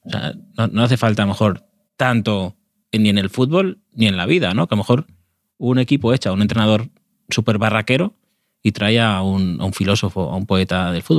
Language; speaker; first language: Spanish; native; Spanish